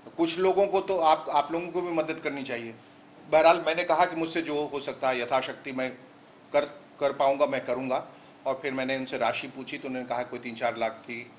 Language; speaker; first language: Hindi; native; Hindi